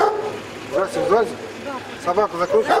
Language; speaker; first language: Russian; non-native, local second language; Kyrgyz